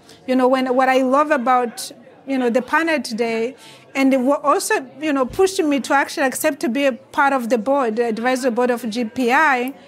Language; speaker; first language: English; non-native, fluent; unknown